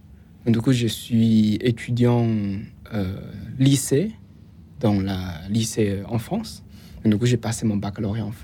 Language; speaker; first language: French; non-native, fluent; Chinese